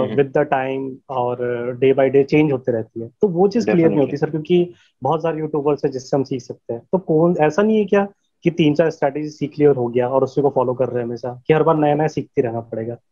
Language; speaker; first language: Hindi; native; Hindi